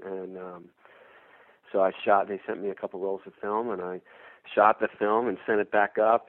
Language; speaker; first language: English; native; English